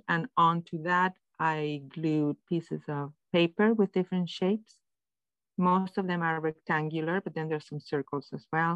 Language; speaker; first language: English; non-native, fluent; Spanish